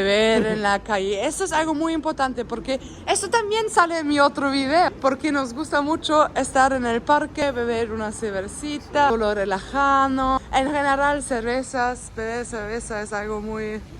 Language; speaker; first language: Spanish; non-native, fluent; German